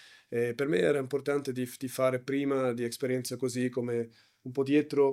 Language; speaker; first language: Italian; non-native, learner; German